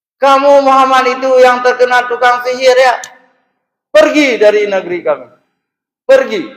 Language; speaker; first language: Malay; non-native, local second language; Achinese